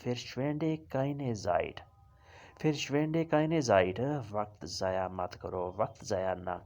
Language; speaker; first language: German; non-native, learner; Urdu